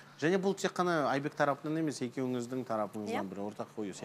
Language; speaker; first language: Kazakh; native; Kazakh